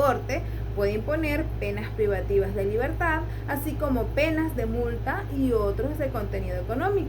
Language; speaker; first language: Spanish; native; Spanish